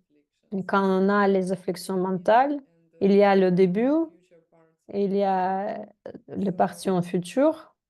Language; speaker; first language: French; non-native, fluent; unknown